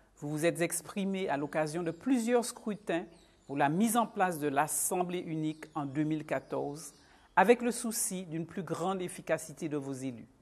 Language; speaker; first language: French; native; French